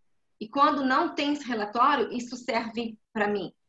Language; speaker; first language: Portuguese; non-native, fluent; Hebrew